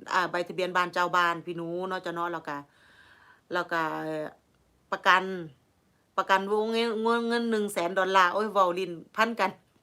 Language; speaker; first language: Thai; native; Thai